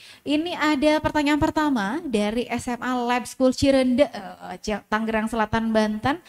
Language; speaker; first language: Indonesian; native; Indonesian